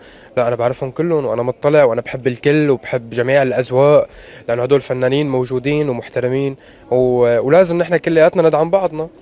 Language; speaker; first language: Arabic; native; Arabic